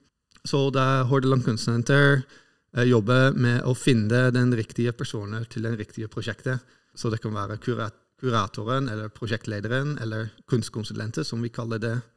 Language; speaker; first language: Norwegian; non-native, fluent; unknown